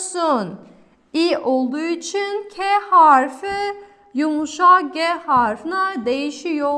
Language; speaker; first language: Turkish; non-native, fluent; Kazakh